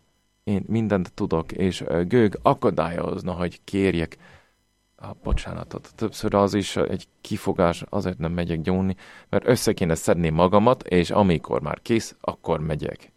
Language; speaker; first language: Hungarian; non-native, fluent; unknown